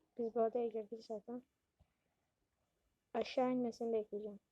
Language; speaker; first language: Turkish; native; Turkish